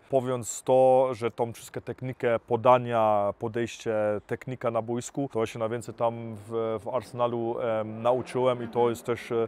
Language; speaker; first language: Polish; early bilingual, heritage; Polish